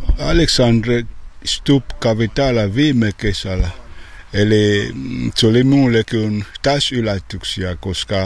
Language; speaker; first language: Finnish; non-native, learner; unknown